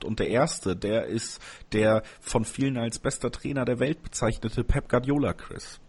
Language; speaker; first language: German; native; German